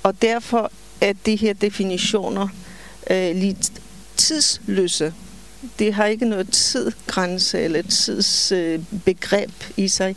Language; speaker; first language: Danish; non-native, fluent; Polish